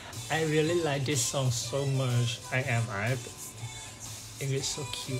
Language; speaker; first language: English; non-native, learner; Thai